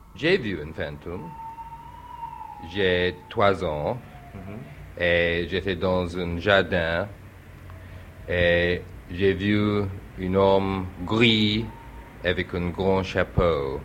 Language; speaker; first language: French; non-native, learner; English